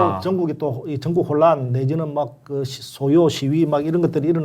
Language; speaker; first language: Korean; native; Korean